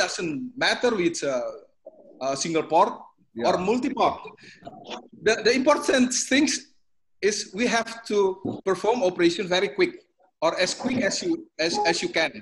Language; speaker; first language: English; non-native, learner; Indonesian